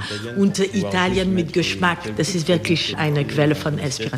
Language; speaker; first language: German; non-native, learner; French